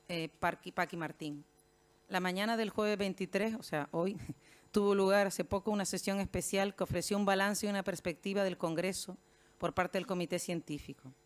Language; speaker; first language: Spanish; native; Spanish